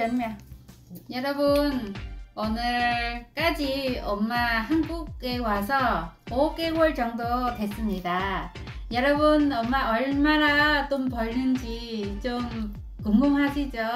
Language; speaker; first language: Korean; non-native, local second language; Vietnamese